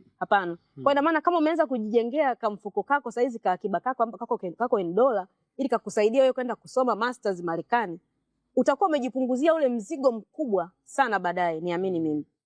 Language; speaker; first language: Swahili; native; Swahili